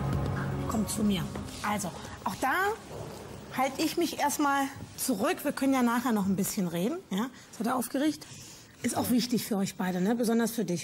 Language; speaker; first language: German; native; German